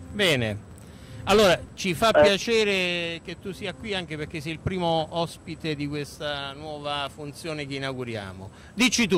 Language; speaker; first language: Italian; native; Italian